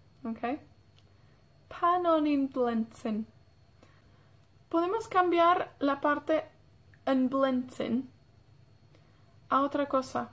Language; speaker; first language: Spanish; non-native, fluent; Welsh